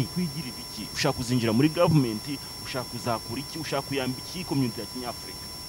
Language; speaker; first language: Kinyarwanda; early bilingual, heritage; Kinyarwanda